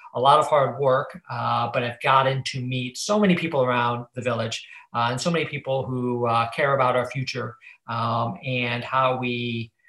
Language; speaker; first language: English; native; English